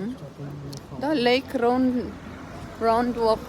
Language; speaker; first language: German; non-native, learner; Cebuano